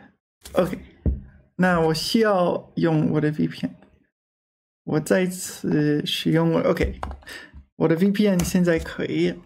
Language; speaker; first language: Chinese; non-native, learner; English